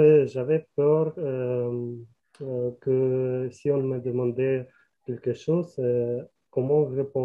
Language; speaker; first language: French; non-native, learner; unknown